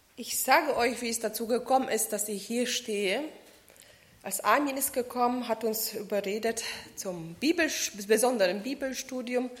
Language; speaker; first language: German; non-native, fluent; Polish